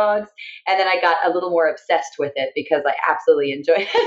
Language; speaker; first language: English; native; English